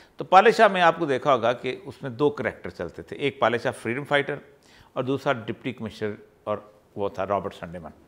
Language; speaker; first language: Urdu; non-native, local second language; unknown